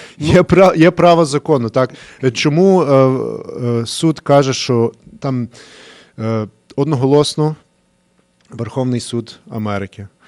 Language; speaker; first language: Ukrainian; early bilingual, heritage; Ukrainian